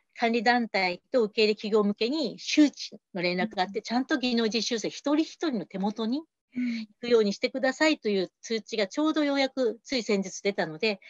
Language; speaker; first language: Japanese; native; Japanese